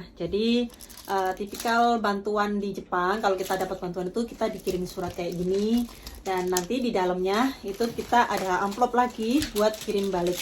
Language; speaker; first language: Indonesian; native; Indonesian